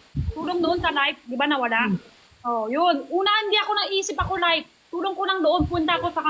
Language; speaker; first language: Filipino; non-native, learner; Chinese